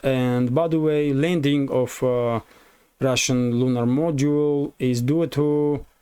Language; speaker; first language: English; non-native, fluent; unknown